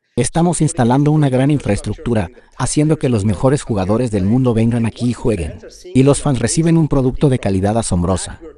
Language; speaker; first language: Spanish; non-native, fluent; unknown